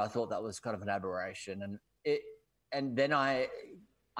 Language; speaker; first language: English; native; English